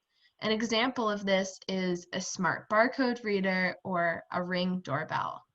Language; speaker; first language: English; native; English